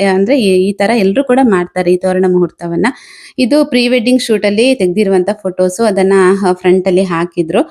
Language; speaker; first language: Kannada; non-native, local second language; Tulu